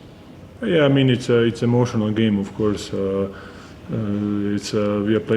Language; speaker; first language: English; non-native, fluent; Serbian